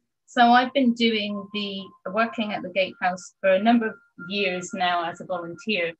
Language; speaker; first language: English; native; English